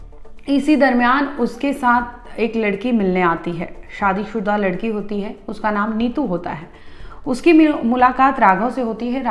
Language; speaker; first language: Hindi; native; Hindi